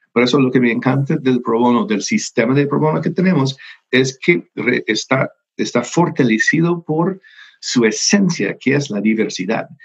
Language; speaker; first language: Spanish; non-native, fluent; English